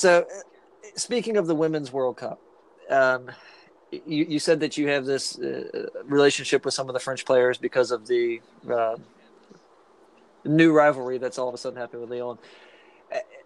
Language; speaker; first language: English; native; English